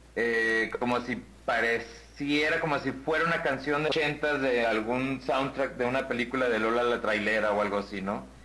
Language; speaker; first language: Spanish; native; Spanish